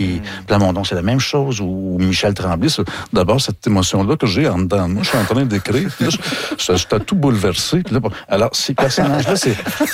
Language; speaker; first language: French; native; French